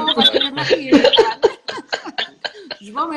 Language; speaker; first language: French; non-native, learner; Portuguese